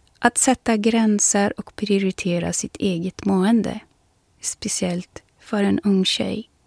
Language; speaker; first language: Swedish; non-native, fluent; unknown